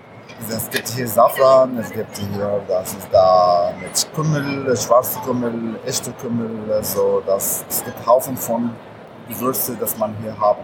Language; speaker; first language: German; non-native, fluent; Arabic